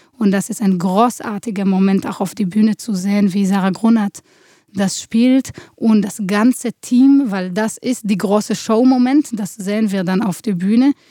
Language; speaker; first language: German; non-native, fluent; Hebrew